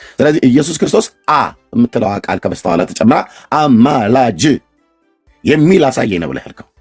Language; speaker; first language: Amharic; native; Amharic